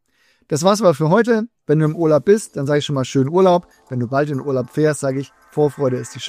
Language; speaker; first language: German; native; German